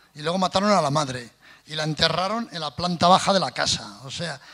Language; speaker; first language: Spanish; native; Spanish